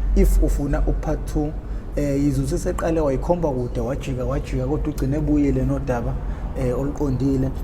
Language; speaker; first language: Zulu; native; Zulu